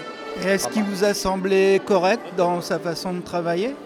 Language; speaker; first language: French; native; French